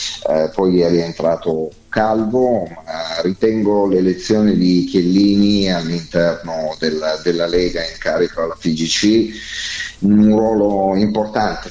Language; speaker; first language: Italian; native; Italian